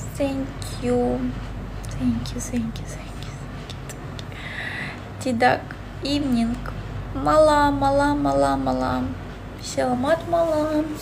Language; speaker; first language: English; non-native, learner; Russian